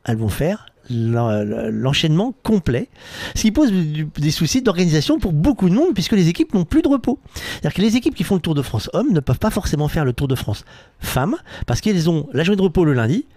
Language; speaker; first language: French; native; French